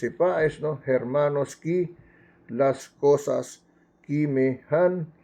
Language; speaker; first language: Spanish; non-native, learner; Filipino